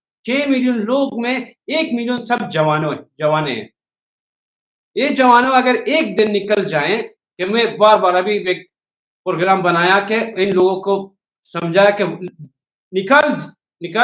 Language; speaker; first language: Hindi; non-native, learner; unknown